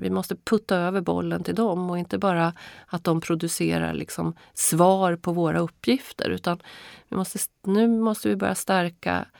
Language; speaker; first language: Swedish; native; Swedish